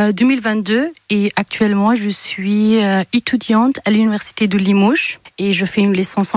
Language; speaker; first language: French; non-native, fluent; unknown